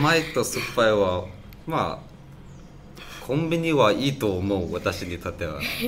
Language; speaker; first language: Japanese; non-native, learner; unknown